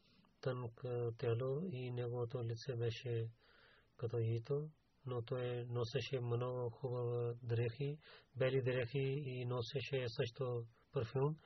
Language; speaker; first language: Bulgarian; non-native, learner; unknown